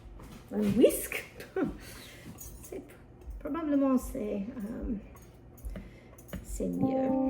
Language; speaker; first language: French; non-native, learner; English